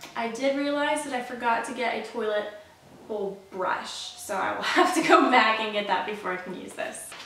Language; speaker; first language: English; native; English